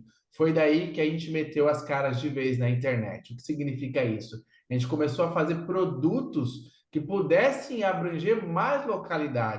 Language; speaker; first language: Portuguese; native; Portuguese